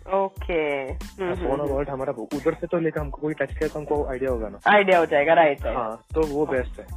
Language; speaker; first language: Hindi; non-native, local second language; Malayalam